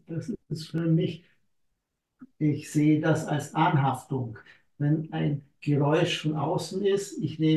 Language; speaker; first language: German; non-native, fluent; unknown